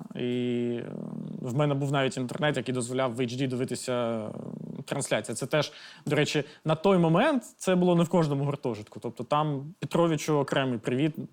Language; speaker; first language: Ukrainian; non-native, local second language; Russian